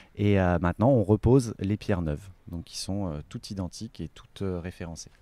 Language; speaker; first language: French; native; French